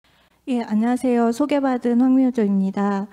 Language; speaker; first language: Korean; native; Korean